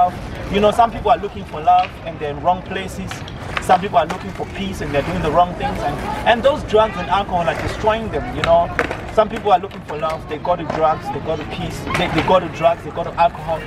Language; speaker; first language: English; non-native, local second language; Shona